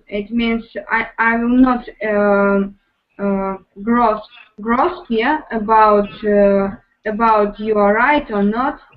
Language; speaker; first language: English; non-native, learner; Russian